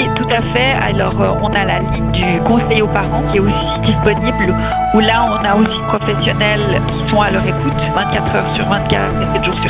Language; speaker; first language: French; native; French